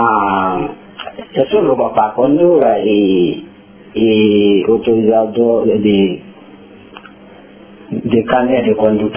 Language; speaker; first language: Spanish; non-native, learner; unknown